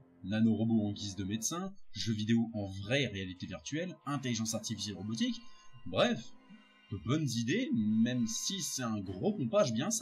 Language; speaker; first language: French; native; French